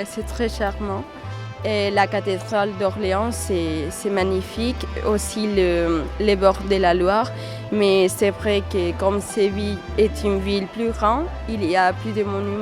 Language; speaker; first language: French; non-native, fluent; Spanish